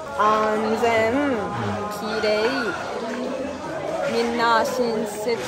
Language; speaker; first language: Japanese; non-native, learner; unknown